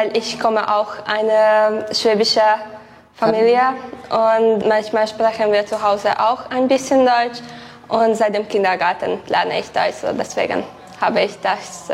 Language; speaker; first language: German; non-native, local second language; Hungarian